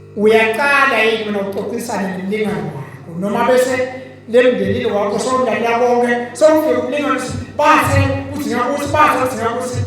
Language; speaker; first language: Zulu; non-native, local second language; Swati